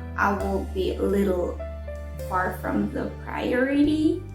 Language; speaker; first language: English; non-native, fluent; Korean